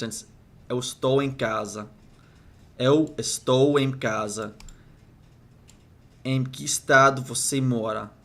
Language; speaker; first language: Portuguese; non-native, learner; English